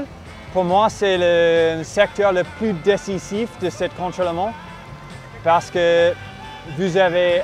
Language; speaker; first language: French; non-native, fluent; English